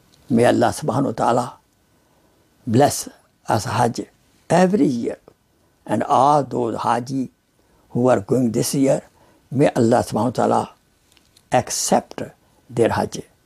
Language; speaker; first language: English; non-native, local second language; Urdu